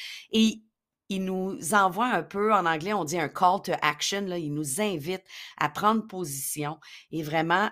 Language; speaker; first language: French; native; French